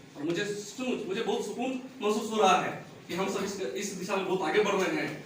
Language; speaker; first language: Hindi; native; Hindi